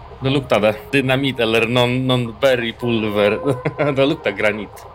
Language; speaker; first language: Swedish; non-native, learner; Polish